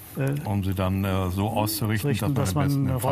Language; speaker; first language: German; native; German